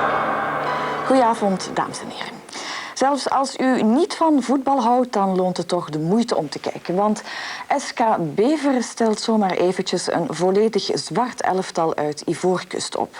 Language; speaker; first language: Dutch; native; Dutch